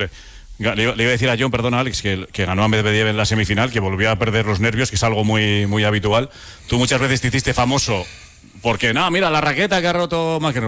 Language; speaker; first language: Spanish; native; Spanish